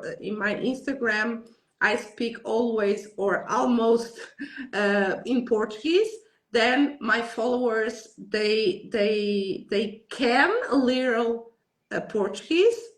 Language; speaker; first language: English; non-native, learner; Portuguese